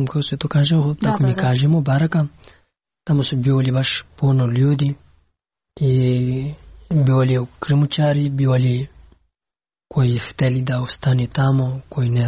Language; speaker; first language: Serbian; non-native, learner; Pashto